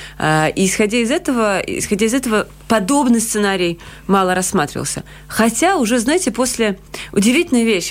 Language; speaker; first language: Russian; native; Russian